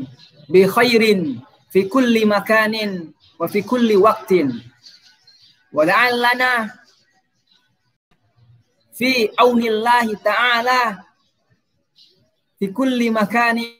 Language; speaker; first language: Arabic; non-native, fluent; Indonesian